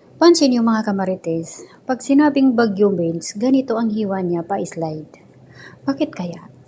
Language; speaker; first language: Filipino; non-native, local second language; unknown